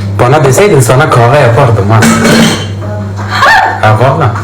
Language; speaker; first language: Turkish; native; Turkish